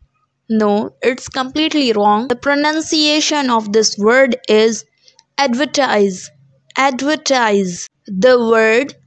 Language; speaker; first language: English; non-native, local second language; Hindi